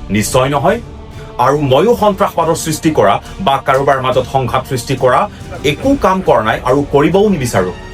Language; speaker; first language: Assamese; non-native, local second language; Karbi